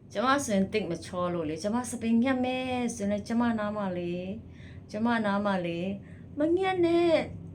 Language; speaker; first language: Burmese; native; Burmese